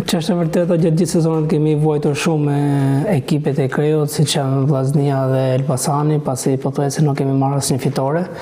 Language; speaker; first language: Albanian; native; Albanian